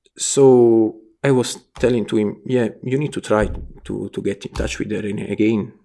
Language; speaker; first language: English; non-native, fluent; Italian